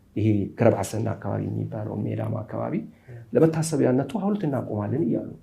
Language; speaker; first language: Amharic; non-native, local second language; Somali